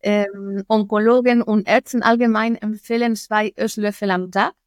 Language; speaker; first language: German; non-native, fluent; Spanish